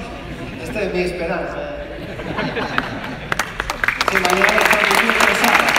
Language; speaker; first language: Spanish; non-native, learner; Italian